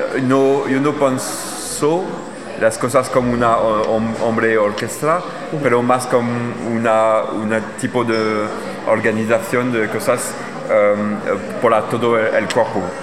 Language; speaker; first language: Spanish; non-native, learner; French